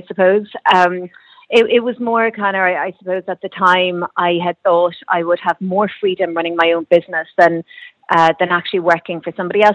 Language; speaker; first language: English; native; English